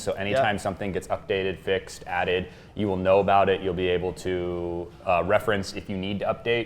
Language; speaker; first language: English; native; English